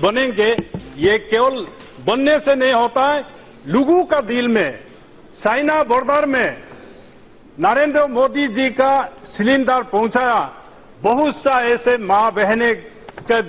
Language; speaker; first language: Hindi; non-native, local second language; Adi